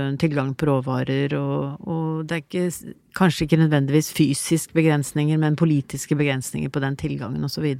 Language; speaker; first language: Norwegian; native; Norwegian